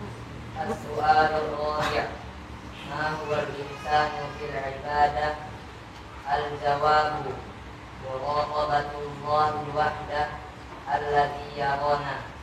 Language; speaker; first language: Arabic; non-native, learner; Indonesian